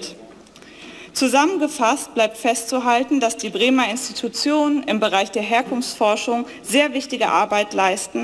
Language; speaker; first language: German; native; German